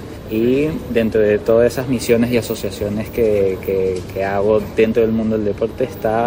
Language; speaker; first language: Spanish; native; Spanish